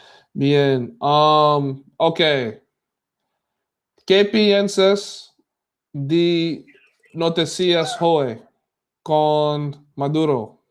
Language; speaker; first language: Spanish; non-native, learner; English